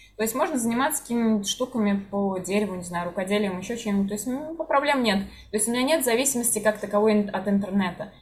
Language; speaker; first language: Russian; native; Russian